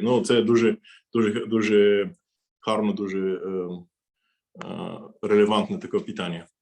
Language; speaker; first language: Ukrainian; non-native, fluent; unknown